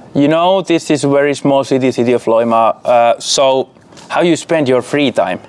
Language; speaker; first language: English; non-native, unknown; Finnish